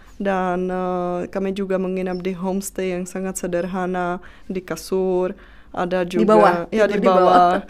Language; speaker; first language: Indonesian; non-native, fluent; Czech